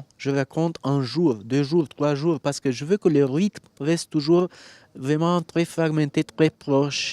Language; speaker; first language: French; non-native, fluent; Romanian